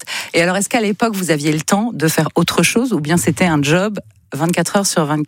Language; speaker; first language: French; native; French